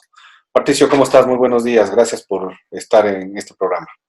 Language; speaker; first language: Spanish; native; Spanish